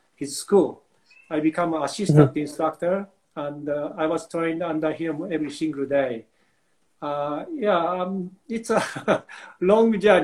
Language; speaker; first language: English; non-native, fluent; Japanese